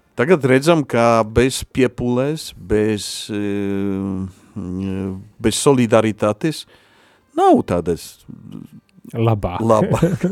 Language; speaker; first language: Latvian; non-native, fluent; Polish